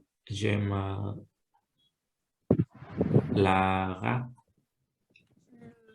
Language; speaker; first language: French; non-native, learner; Vietnamese